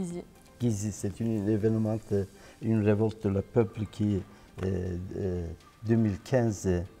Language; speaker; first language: French; non-native, learner; Turkish